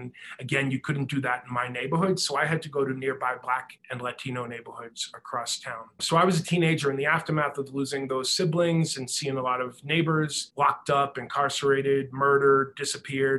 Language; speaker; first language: English; native; English